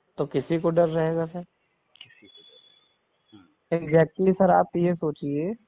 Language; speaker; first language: Hindi; native; Hindi